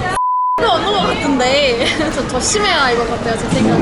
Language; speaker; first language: Korean; non-native, fluent; Turkish